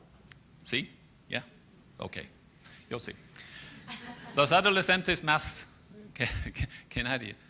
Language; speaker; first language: Spanish; non-native, fluent; English